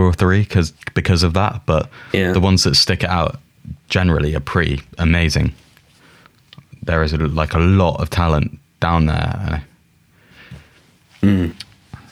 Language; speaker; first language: English; native; English